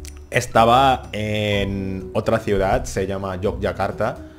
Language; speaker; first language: Spanish; non-native, fluent; Indonesian